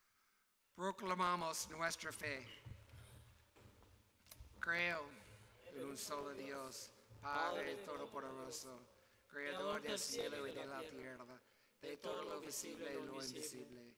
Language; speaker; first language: Spanish; non-native, learner; English